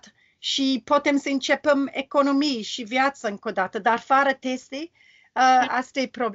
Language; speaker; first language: Romanian; non-native, learner; English